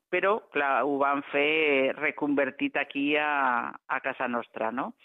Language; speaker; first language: Catalan; non-native, local second language; Spanish